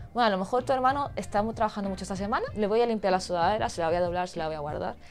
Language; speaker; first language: Spanish; native; Spanish